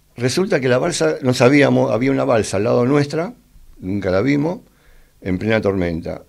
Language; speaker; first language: Spanish; native; Spanish